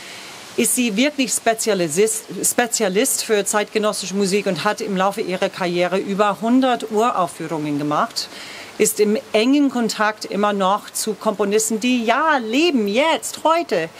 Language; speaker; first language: German; non-native, fluent; English